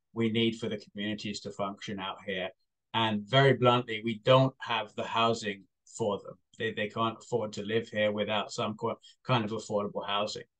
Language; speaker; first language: English; native; English